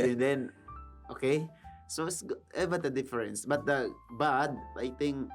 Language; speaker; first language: English; non-native, learner; Filipino